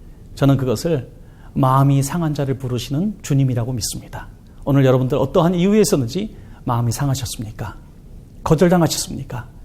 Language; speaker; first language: Korean; native; Korean